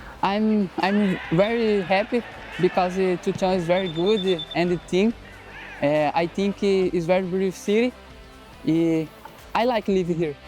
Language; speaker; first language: English; non-native, learner; Portuguese